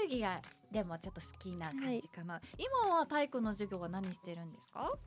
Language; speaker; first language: Japanese; native; Japanese